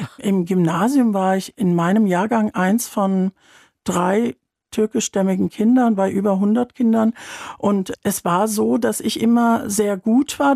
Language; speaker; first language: German; early bilingual, other home language; Turkish